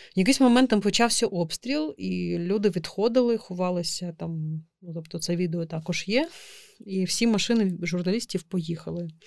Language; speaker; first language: Ukrainian; non-native, local second language; Crimean Tatar